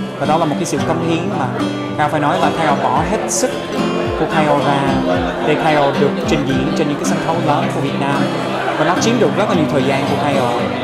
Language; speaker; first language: Vietnamese; non-native, fluent; English